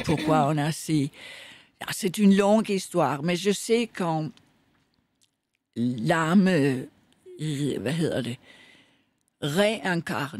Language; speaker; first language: French; non-native, fluent; Danish